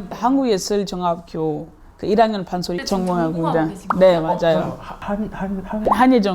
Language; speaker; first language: Korean; non-native, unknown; French